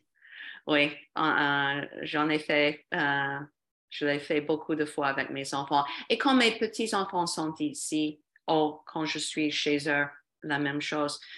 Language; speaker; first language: French; non-native, fluent; English